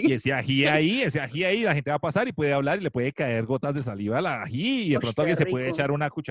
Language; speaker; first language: Spanish; native; Spanish